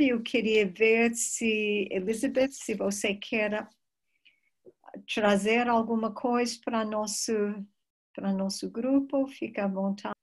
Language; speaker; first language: Portuguese; non-native, fluent; English